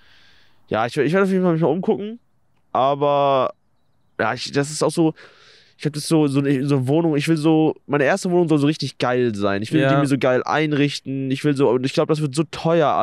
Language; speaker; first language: German; native; German